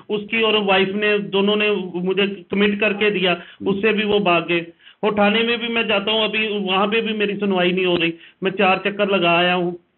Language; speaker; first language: Hindi; non-native, local second language; Punjabi